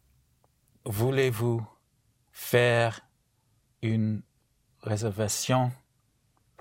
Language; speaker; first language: French; non-native, learner; English